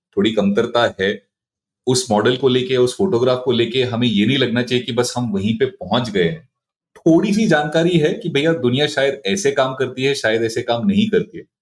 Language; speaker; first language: Hindi; non-native, local second language; Marathi